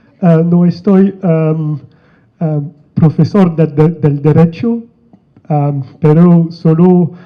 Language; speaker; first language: Spanish; non-native, learner; French